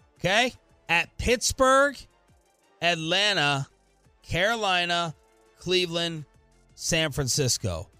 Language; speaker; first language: English; native; English